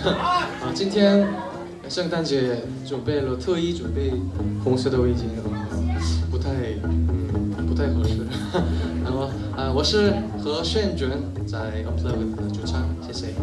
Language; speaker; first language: Chinese; non-native, fluent; Korean